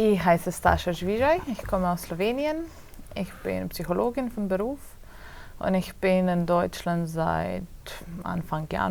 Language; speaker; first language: German; non-native, fluent; Slovenian